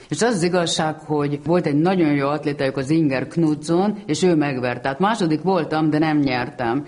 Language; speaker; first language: Hungarian; native; Hungarian